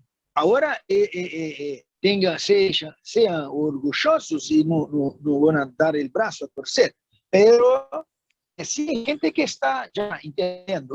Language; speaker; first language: Spanish; non-native, fluent; Portuguese